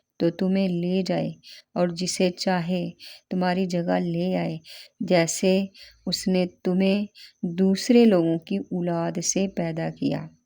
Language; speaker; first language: Urdu; native; Urdu